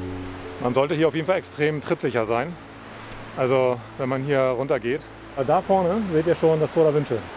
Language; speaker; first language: German; native; German